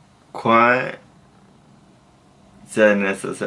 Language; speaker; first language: French; non-native, learner; English